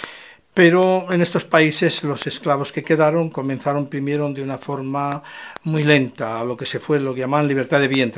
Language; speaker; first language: Spanish; native; Spanish